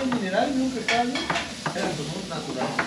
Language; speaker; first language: Spanish; native; Spanish